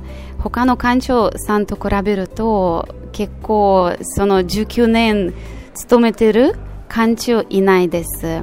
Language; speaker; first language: Japanese; non-native, fluent; Russian